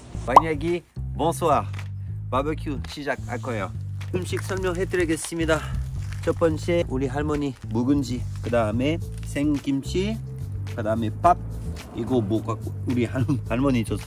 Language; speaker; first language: Korean; non-native, learner; French